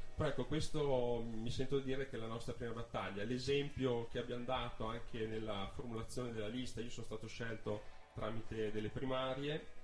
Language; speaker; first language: Italian; native; Italian